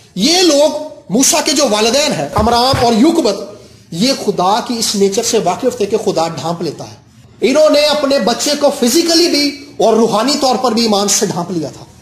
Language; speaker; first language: Urdu; non-native, local second language; Punjabi